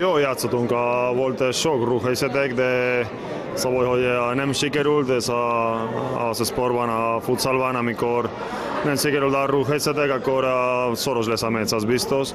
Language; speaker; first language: Hungarian; non-native, learner; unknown